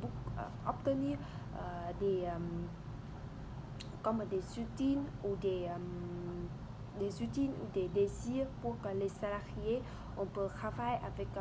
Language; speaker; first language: French; non-native, learner; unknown